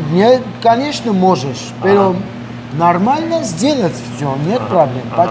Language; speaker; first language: Russian; non-native, local second language; Armenian